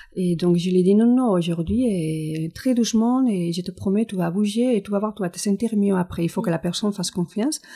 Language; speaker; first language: French; non-native, fluent; Spanish